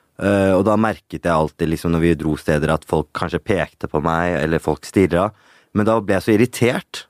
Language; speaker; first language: Norwegian; early bilingual, other home language; Punjabi